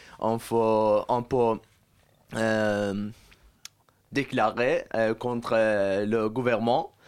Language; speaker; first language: French; non-native, learner; Persian